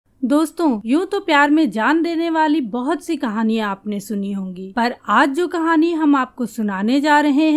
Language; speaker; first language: Hindi; native; Hindi